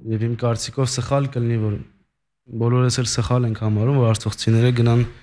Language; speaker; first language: Armenian; early bilingual, heritage; Armenian